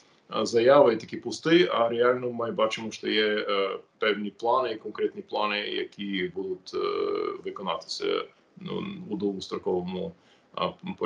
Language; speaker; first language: Ukrainian; non-native, fluent; English